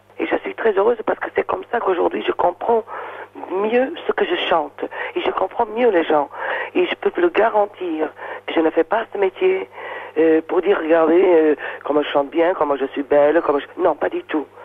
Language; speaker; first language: French; non-native, fluent; Portuguese